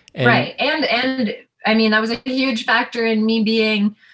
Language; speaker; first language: English; native; English